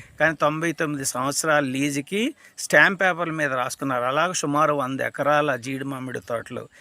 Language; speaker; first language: Telugu; native; Telugu